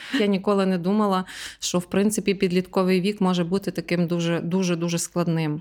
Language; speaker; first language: Ukrainian; native; Ukrainian